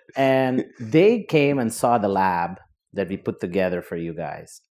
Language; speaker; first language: English; non-native, fluent; Portuguese